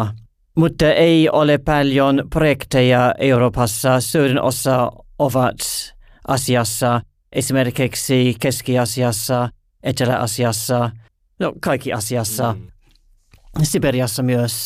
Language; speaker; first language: Finnish; non-native, learner; English